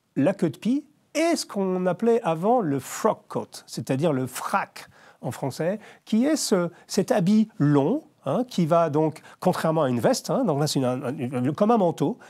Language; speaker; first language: French; native; French